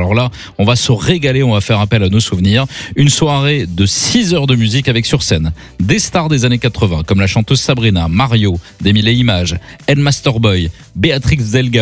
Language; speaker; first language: French; native; French